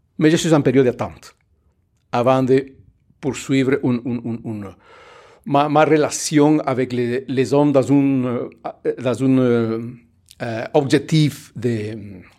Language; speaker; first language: French; non-native, fluent; Spanish